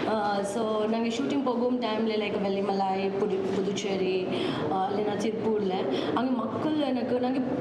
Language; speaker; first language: Tamil; non-native, learner; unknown